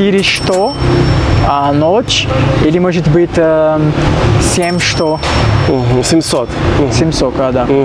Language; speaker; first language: Russian; non-native, learner; Portuguese